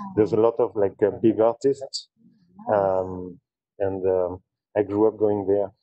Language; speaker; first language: English; non-native, fluent; French